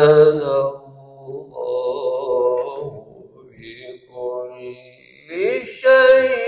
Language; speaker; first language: Arabic; native; Arabic